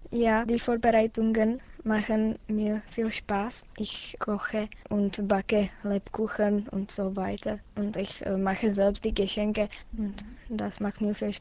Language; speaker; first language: German; non-native, learner; Czech